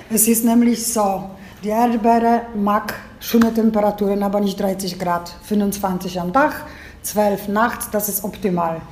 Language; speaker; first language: German; non-native, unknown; Polish